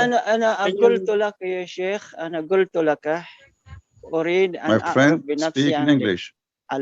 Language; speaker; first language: Arabic; non-native, learner; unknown